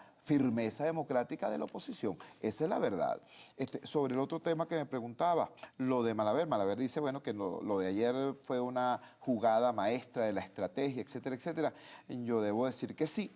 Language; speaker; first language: Spanish; native; Spanish